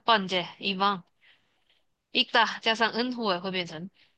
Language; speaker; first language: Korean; non-native, fluent; Chinese